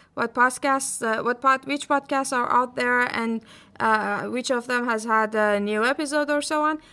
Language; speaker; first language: English; non-native, fluent; Persian